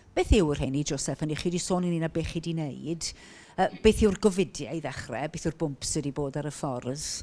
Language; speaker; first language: Welsh; native; Welsh